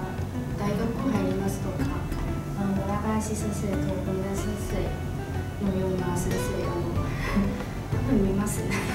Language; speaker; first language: Japanese; non-native, learner; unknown